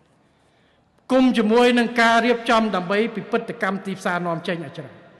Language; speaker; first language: Khmer; native; Khmer